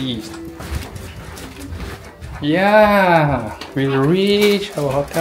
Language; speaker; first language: English; non-native, local second language; Chinese